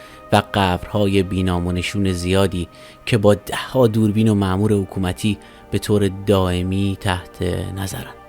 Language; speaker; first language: Persian; native; Persian